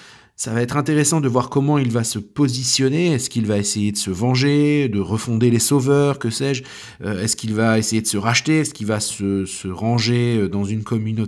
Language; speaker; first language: French; native; French